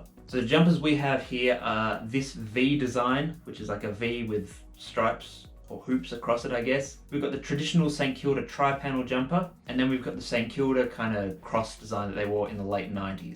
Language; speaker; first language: English; native; English